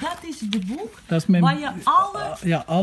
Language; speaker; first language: Dutch; non-native, learner; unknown